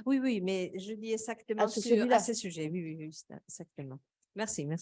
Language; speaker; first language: French; non-native, fluent; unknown